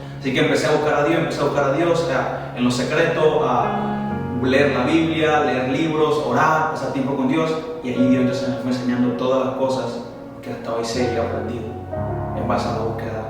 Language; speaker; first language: Spanish; native; Spanish